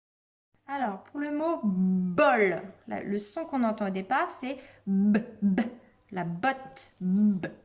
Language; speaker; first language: French; native; French